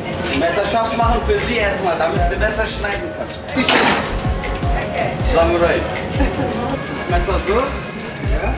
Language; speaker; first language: German; non-native, fluent; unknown